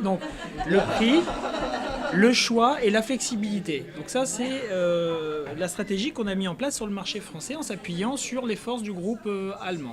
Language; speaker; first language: French; native; French